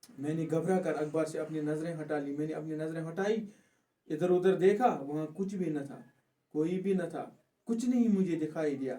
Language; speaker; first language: Urdu; non-native, local second language; Kashmiri